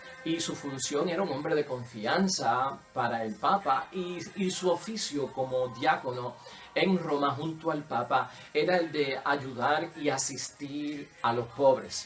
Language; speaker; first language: Spanish; native; Spanish